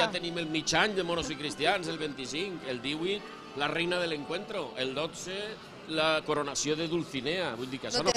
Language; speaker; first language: Catalan; native; Catalan